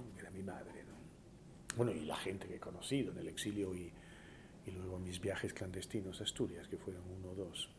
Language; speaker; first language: Spanish; early bilingual, heritage; Spanish